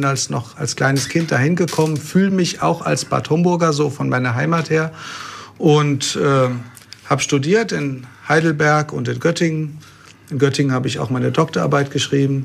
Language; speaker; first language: German; native; German